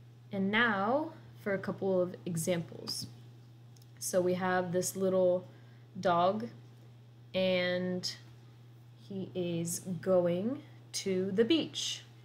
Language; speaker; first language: English; native; English